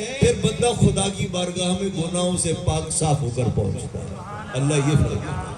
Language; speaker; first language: Urdu; non-native, local second language; Sindhi